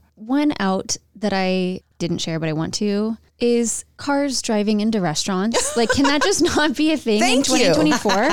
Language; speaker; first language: English; native; English